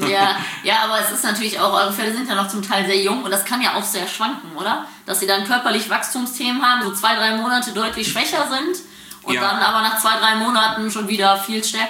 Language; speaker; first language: German; native; German